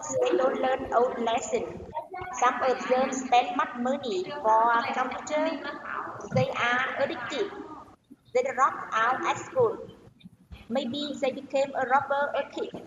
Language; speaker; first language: English; non-native, learner; Vietnamese